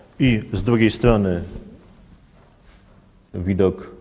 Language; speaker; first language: Polish; native; Polish